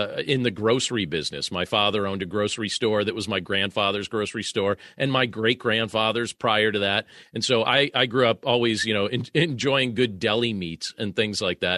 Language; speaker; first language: English; native; English